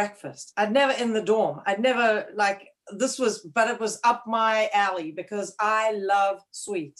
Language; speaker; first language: English; native; English